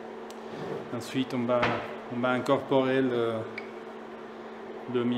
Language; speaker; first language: French; non-native, fluent; Spanish